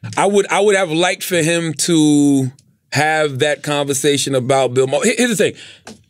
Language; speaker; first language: English; native; English